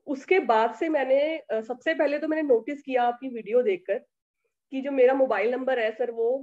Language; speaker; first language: Hindi; native; Hindi